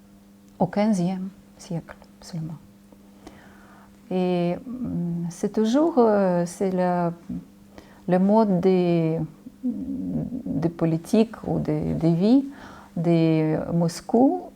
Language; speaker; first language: French; non-native, fluent; Ukrainian